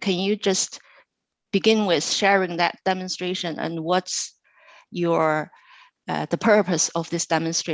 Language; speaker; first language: English; non-native, fluent; Chinese